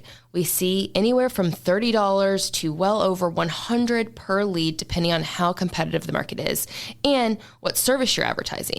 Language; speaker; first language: English; native; English